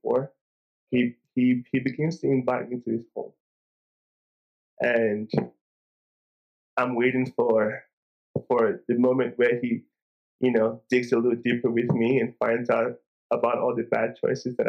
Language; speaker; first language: English; non-native, local second language; Igbo